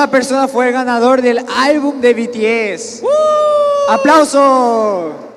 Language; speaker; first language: Spanish; native; Spanish